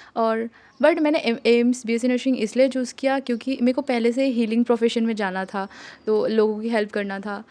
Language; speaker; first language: Hindi; non-native, local second language; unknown